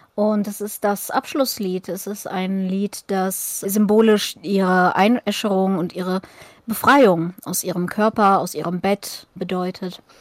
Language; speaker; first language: German; early bilingual, other home language; Russian